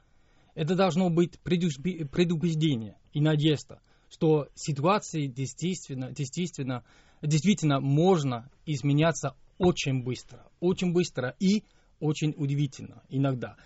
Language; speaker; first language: Russian; non-native, fluent; English